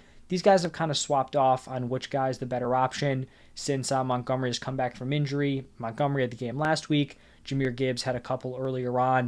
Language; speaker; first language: English; native; English